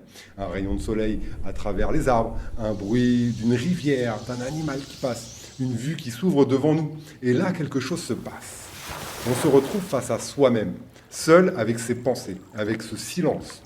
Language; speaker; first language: French; native; French